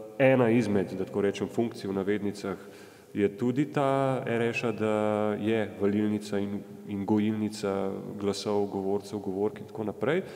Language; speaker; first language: Slovenian; native; Slovenian